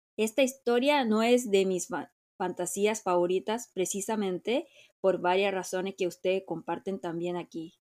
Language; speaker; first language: Spanish; non-native, fluent; Korean